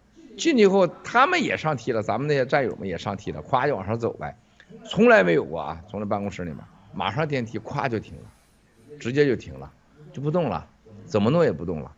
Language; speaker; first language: Chinese; native; Chinese